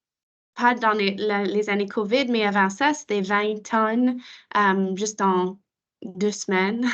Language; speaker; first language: French; non-native, local second language; English